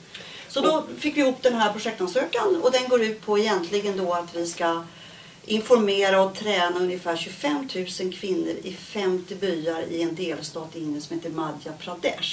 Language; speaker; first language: Swedish; native; Swedish